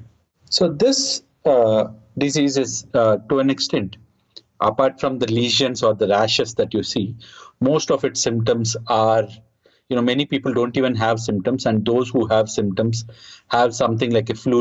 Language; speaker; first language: English; non-native, local second language; Telugu